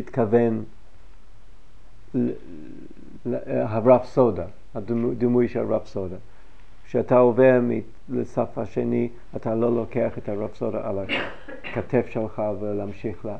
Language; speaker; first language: Hebrew; non-native, fluent; English